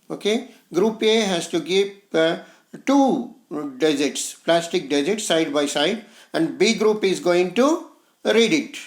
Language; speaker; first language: English; non-native, local second language; Telugu